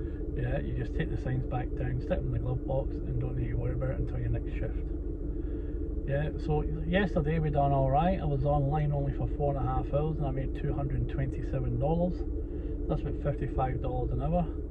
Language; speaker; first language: English; native; English